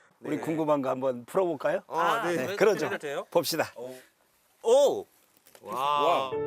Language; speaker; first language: Korean; native; Korean